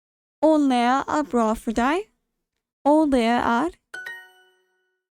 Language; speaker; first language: Norwegian; non-native, learner; English